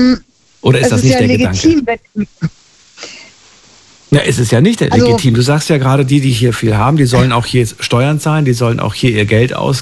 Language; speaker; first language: German; native; German